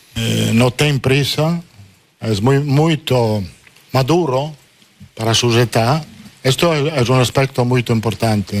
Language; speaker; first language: Spanish; non-native, fluent; Italian